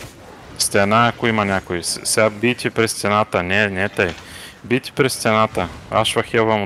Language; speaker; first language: Bulgarian; native; Bulgarian